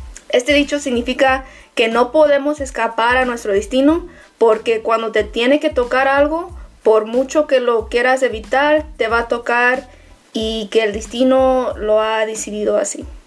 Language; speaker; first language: Spanish; early bilingual, heritage; Spanish